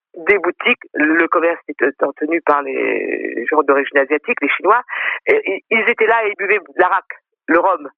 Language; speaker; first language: French; non-native, local second language; Réunion Creole French